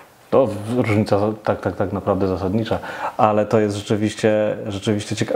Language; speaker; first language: Polish; native; Polish